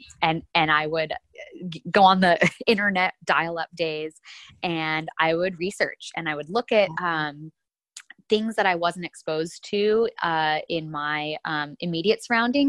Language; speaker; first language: English; native; English